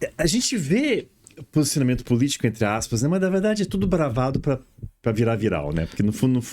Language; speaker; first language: Portuguese; early bilingual, other home language; English